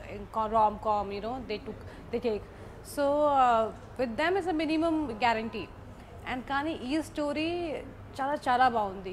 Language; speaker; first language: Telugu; non-native, local second language; Hindi